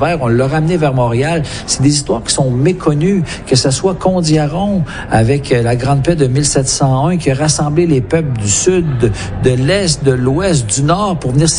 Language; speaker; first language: French; native; French